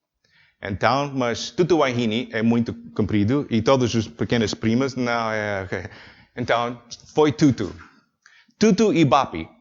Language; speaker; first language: Portuguese; non-native, learner; English